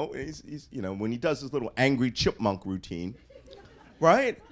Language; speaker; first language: English; native; English